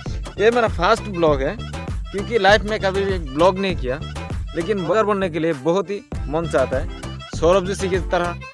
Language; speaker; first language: Hindi; non-native, local second language; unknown